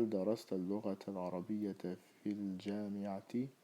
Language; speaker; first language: Arabic; non-native, fluent; English